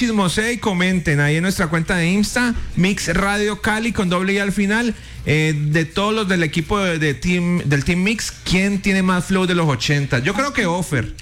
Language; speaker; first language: Spanish; native; Spanish